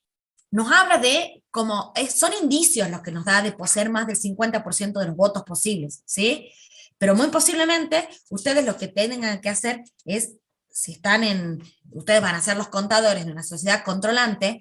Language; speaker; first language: Spanish; native; Spanish